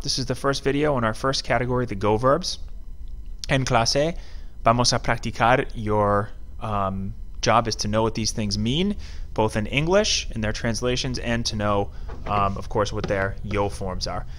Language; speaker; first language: English; native; English